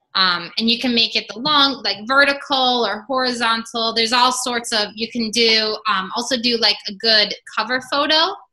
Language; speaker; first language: English; native; English